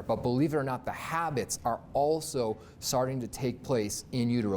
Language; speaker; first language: English; native; English